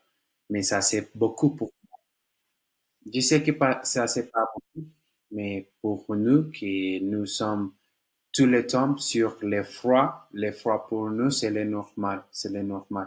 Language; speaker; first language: French; non-native, learner; Spanish